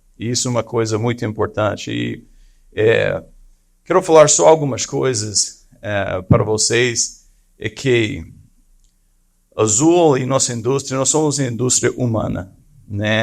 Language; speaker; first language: Portuguese; non-native, fluent; English